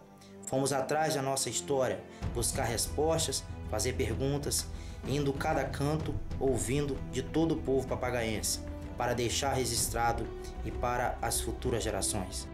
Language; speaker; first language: Portuguese; native; Portuguese